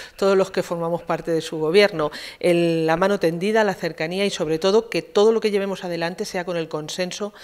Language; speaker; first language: Spanish; native; Spanish